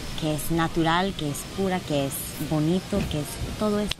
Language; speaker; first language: Spanish; early bilingual, heritage; Spanish